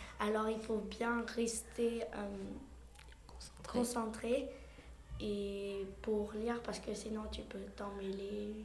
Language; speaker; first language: French; early bilingual, heritage; French